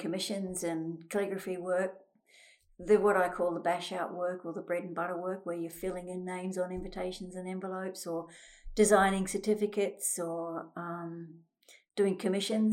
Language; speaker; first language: English; native; English